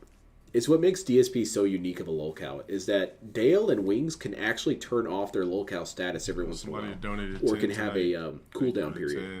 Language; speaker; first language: English; native; English